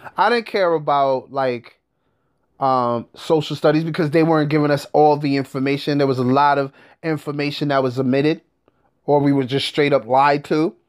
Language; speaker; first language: English; native; English